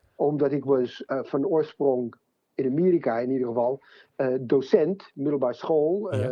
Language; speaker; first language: Dutch; non-native, fluent; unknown